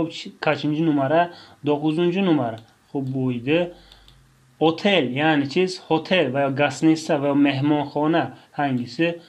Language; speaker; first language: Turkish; non-native, fluent; Tajik